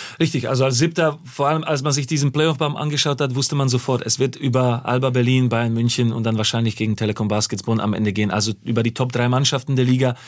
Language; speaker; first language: German; non-native, fluent; Slovak